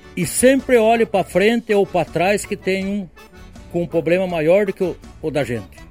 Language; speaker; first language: Portuguese; native; Portuguese